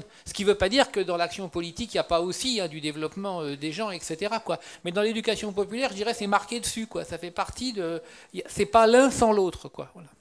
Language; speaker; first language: French; native; French